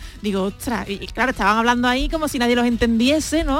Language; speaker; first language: Spanish; native; Spanish